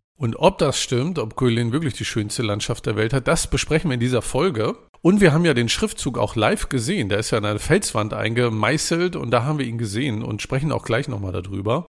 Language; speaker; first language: German; native; German